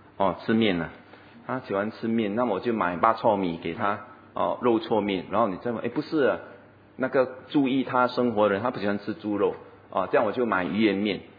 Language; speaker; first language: Chinese; native; Chinese